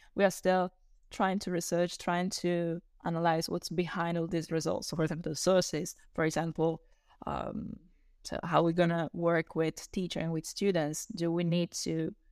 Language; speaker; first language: English; non-native, fluent; Italian